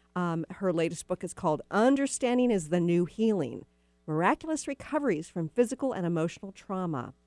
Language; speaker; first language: English; native; English